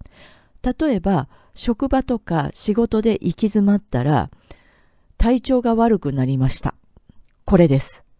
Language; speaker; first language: Japanese; native; Japanese